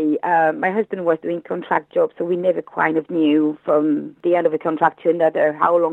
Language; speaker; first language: English; non-native, fluent; French